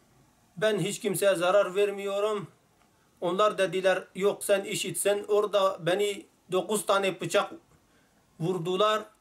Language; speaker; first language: Turkish; non-native, local second language; Arabic